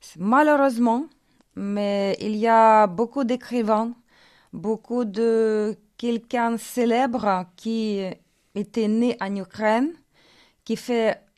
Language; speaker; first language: French; non-native, fluent; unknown